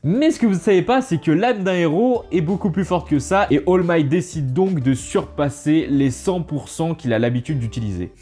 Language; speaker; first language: French; native; French